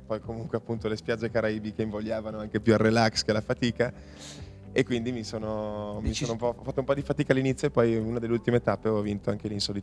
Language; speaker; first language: Italian; native; Italian